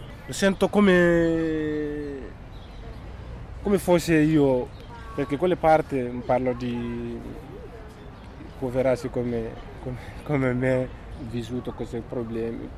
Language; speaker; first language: Italian; non-native, learner; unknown